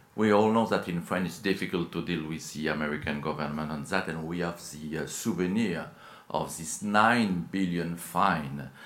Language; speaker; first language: English; non-native, fluent; French